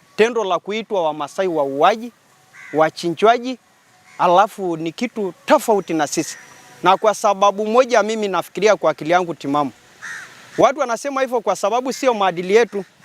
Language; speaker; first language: Swahili; non-native, local second language; Masai